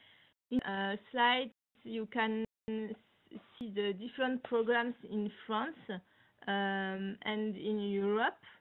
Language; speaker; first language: English; non-native, learner; French